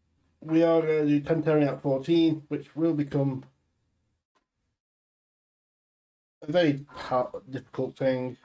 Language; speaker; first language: English; native; English